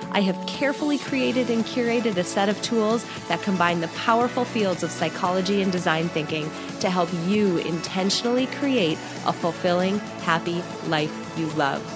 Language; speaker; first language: English; native; English